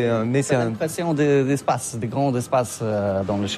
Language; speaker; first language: French; non-native, learner; Polish